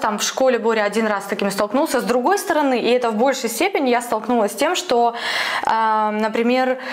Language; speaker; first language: Russian; native; Russian